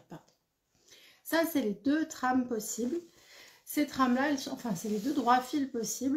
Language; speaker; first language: French; native; French